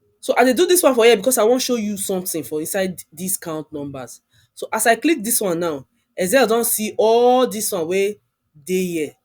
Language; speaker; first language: Nigerian Pidgin; non-native, local second language; Yoruba